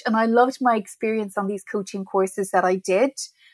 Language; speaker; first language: English; native; English